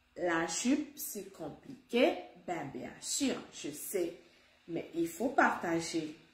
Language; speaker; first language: French; non-native, local second language; Haitian Creole